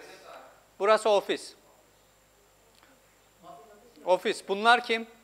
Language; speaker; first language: Turkish; non-native, fluent; Urdu